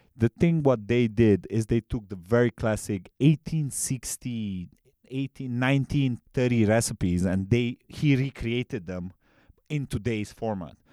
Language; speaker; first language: English; non-native, fluent; Romanian